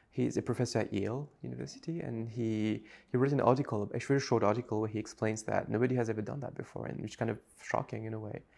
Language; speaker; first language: English; non-native, fluent; French